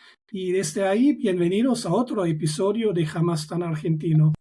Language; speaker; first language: Spanish; non-native, fluent; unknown